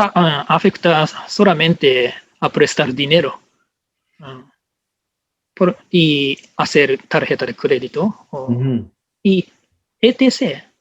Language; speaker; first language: Spanish; non-native, learner; Japanese